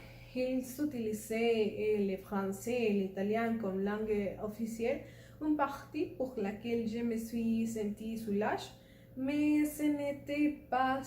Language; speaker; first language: French; non-native, learner; Spanish